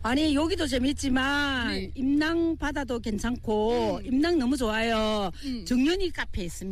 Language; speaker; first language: Korean; native; Korean